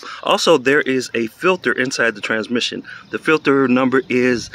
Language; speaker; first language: English; native; English